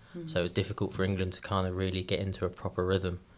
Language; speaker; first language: English; native; English